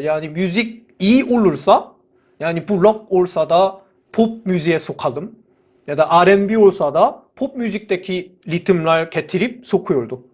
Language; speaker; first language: Turkish; non-native, fluent; Korean